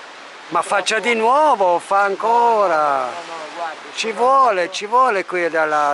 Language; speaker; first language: Italian; non-native, fluent; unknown